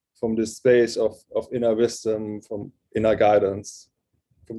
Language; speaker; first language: English; non-native, fluent; German